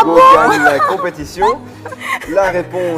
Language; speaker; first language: French; native; French